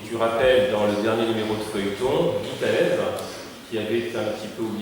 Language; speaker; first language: French; native; French